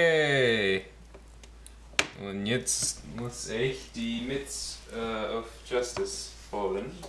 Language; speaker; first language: German; non-native, learner; English